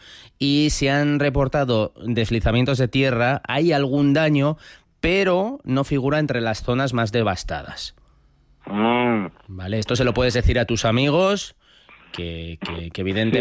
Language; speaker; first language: Spanish; native; Spanish